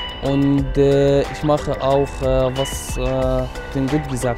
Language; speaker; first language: German; non-native, learner; Arabic